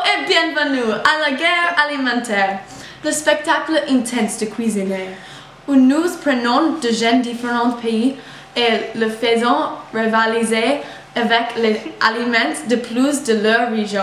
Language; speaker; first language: French; non-native, learner; English